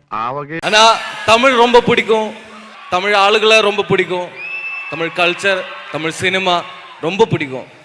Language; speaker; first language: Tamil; non-native, learner; Malayalam